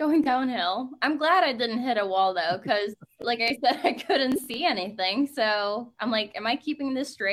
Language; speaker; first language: English; non-native, fluent; Norwegian